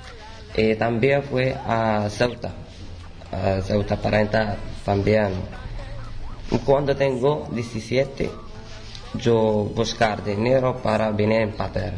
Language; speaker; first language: Spanish; non-native, learner; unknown